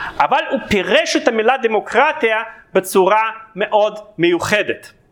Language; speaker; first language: Hebrew; non-native, fluent; Russian